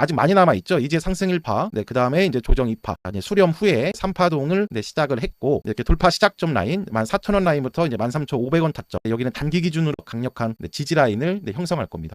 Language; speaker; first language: Korean; native; Korean